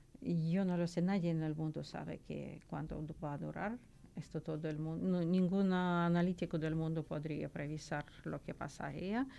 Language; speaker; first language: Spanish; non-native, learner; Ukrainian